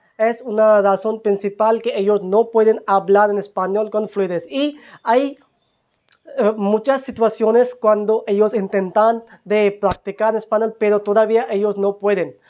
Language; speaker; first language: Spanish; non-native, fluent; Hindi